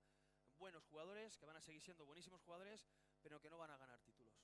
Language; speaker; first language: Spanish; native; Spanish